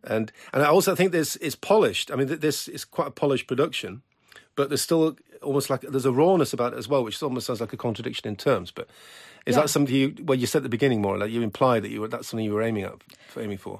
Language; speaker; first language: English; native; English